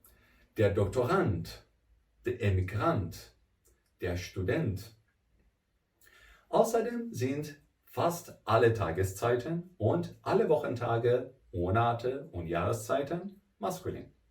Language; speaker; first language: German; non-native, fluent; Persian